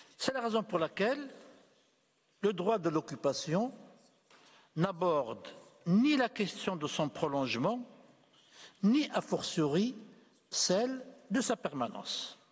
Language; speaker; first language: French; non-native, local second language; Arabic